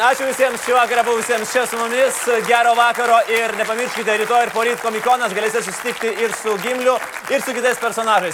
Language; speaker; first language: Lithuanian; native; Lithuanian